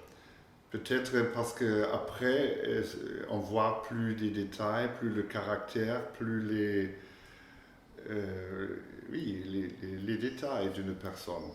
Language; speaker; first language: French; non-native, fluent; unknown